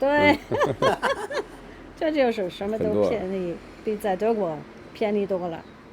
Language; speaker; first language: Chinese; non-native, learner; German